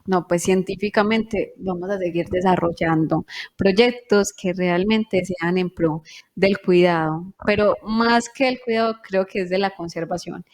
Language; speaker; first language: Spanish; native; Spanish